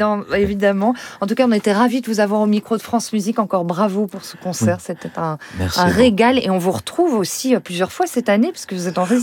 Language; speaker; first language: French; native; French